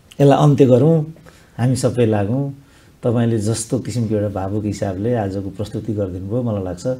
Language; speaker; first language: Nepali; native; Nepali